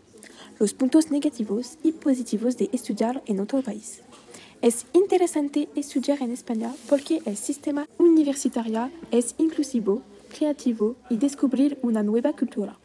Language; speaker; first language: Spanish; non-native, learner; French